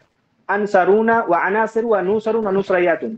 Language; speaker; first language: Arabic; non-native, learner; Bangla